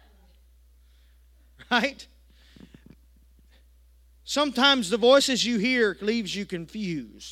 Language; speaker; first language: English; native; English